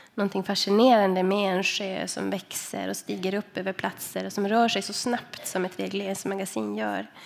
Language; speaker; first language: Swedish; native; Swedish